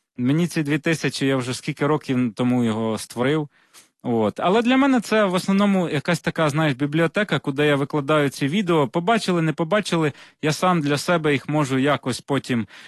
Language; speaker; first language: Ukrainian; non-native, local second language; Russian